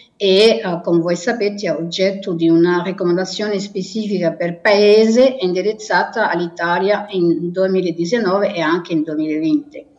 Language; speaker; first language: Italian; non-native, fluent; Portuguese